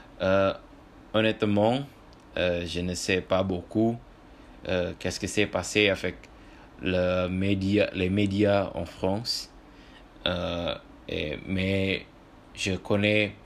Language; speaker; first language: French; non-native, learner; Indonesian